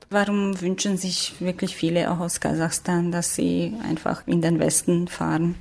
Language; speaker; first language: German; native; German